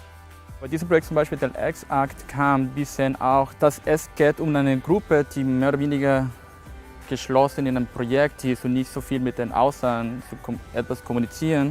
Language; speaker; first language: German; non-native, fluent; Spanish